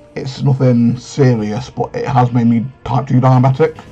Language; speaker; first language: English; native; English